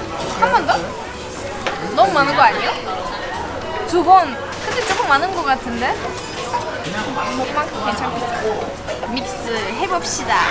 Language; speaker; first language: Korean; non-native, fluent; Turkish